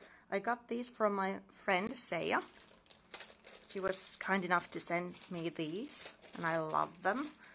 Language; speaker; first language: English; non-native, fluent; Finnish